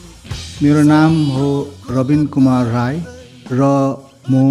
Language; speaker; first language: Nepali; native; Nepali